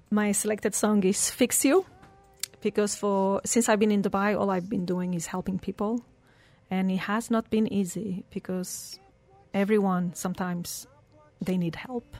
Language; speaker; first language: English; non-native, fluent; Portuguese